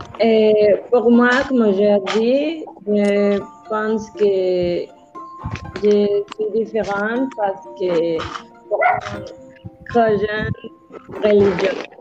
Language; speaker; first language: French; non-native, learner; Spanish